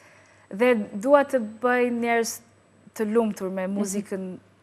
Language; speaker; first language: Albanian; non-native, learner; English